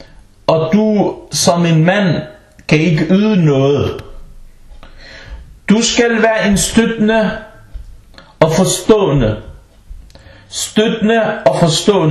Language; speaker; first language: Danish; non-native, local second language; Arabic